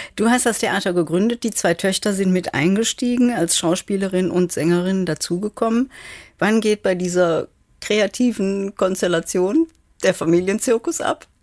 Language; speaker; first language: German; native; German